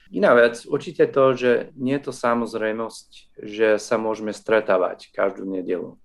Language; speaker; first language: Slovak; non-native, fluent; English